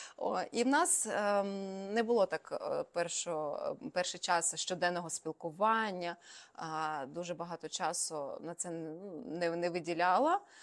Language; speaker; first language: Ukrainian; native; Ukrainian